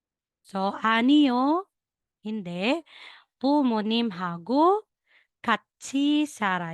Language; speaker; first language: Korean; non-native, learner; Filipino